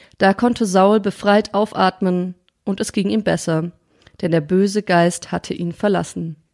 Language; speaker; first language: German; native; German